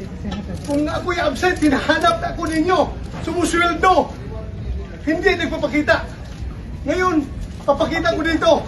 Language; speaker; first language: Filipino; native; Filipino